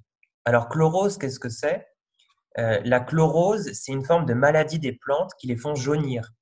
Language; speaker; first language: French; native; French